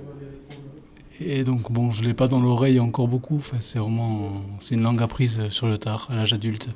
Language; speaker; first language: French; native; French